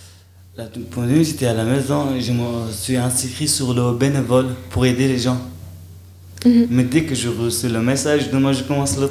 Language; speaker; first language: French; non-native, learner; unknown